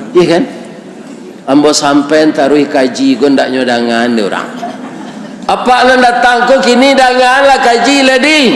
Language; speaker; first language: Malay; non-native, local second language; Minangkabau